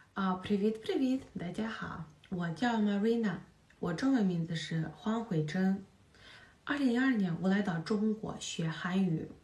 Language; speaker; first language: Chinese; non-native, fluent; Ukrainian